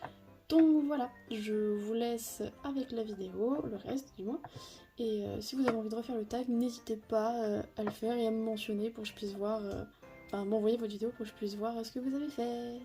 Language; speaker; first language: French; native; French